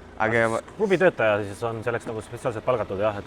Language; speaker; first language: Estonian; native; Estonian